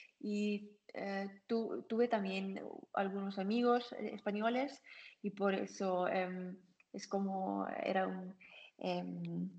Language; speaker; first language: Spanish; non-native, learner; German